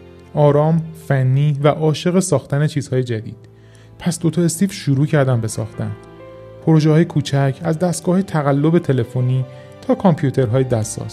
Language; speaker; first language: Persian; native; Persian